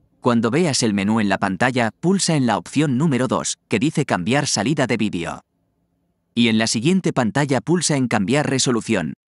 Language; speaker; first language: Spanish; native; Spanish